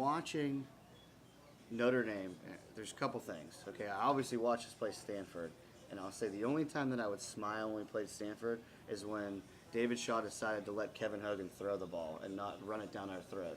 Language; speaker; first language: English; native; English